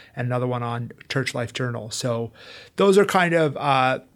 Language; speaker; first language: English; native; English